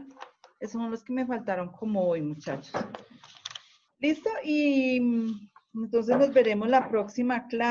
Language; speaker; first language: Spanish; native; Spanish